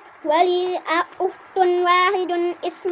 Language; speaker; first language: Arabic; non-native, learner; Indonesian